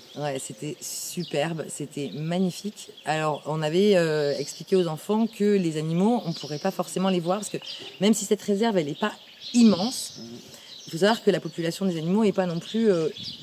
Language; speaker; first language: French; native; French